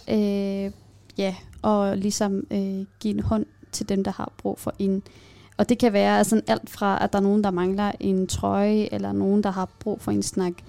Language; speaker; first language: Danish; non-native, fluent; Kurdish